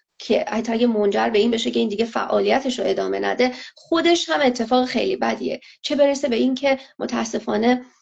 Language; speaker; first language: Persian; non-native, local second language; Azerbaijani